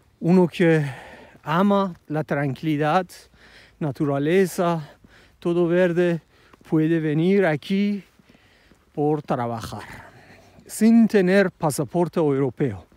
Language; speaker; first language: Spanish; non-native, fluent; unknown